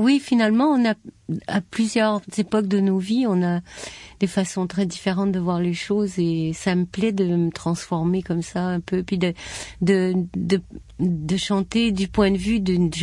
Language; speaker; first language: French; native; French